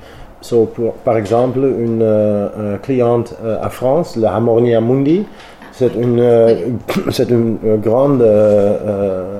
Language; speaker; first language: French; non-native, learner; Dutch